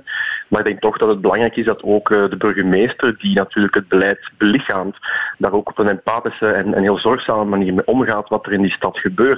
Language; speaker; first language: Dutch; native; Dutch